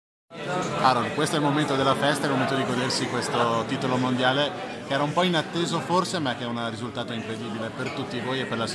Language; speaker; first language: Italian; native; Italian